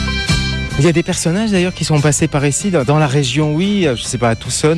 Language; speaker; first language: French; native; French